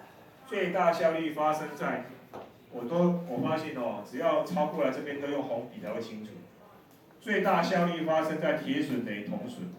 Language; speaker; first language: Chinese; native; Chinese